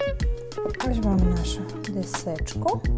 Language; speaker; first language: Polish; non-native, fluent; Ukrainian